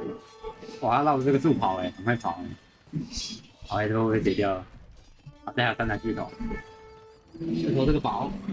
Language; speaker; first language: Chinese; native; Chinese